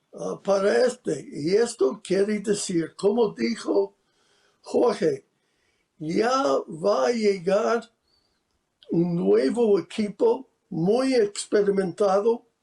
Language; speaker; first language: Spanish; non-native, fluent; English